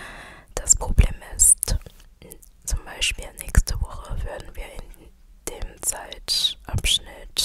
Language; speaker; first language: German; non-native, fluent; Chinese